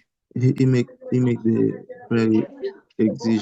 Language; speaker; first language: English; non-native, learner; Haitian Creole